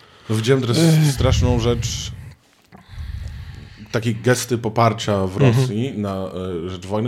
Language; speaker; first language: Polish; native; Polish